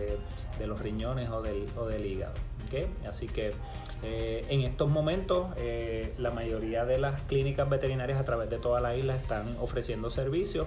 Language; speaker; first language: Spanish; native; Spanish